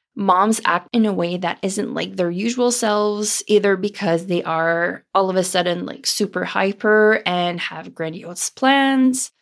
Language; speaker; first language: English; non-native, fluent; French